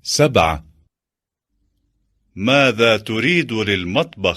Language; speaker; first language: Arabic; non-native, learner; Bosnian